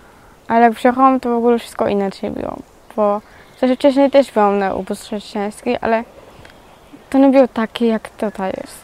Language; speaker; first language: Polish; early bilingual, other home language; Georgian